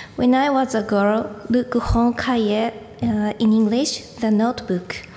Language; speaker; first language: English; non-native, learner; Japanese